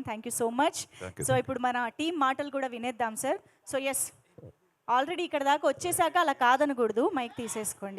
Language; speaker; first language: Telugu; native; Telugu